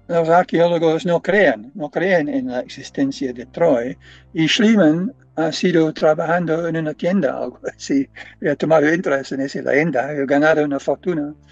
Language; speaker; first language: Spanish; non-native, fluent; English